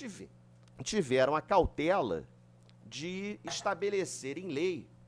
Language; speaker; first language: Portuguese; native; Portuguese